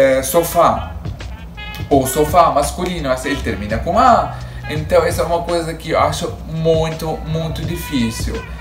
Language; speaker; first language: Portuguese; non-native, fluent; Arabic